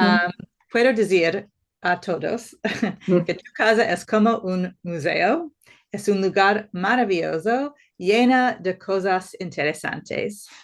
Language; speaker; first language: Spanish; non-native, learner; English